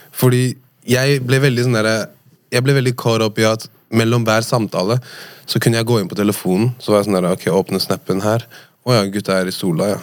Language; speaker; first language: Norwegian; native; Norwegian